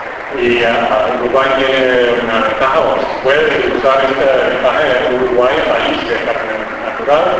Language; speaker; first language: Spanish; non-native, fluent; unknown